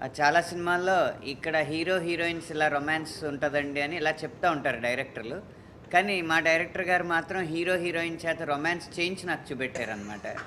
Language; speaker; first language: Telugu; native; Telugu